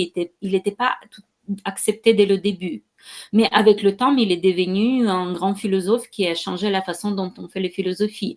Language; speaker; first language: French; non-native, fluent; Ukrainian